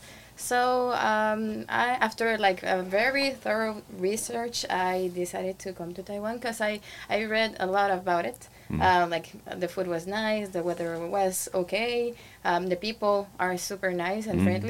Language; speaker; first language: English; non-native, fluent; Spanish